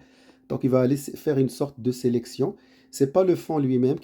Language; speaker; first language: French; native; French